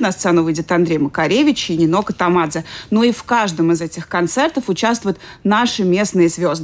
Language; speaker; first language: Russian; native; Russian